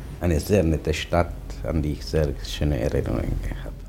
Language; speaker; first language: German; non-native, fluent; Czech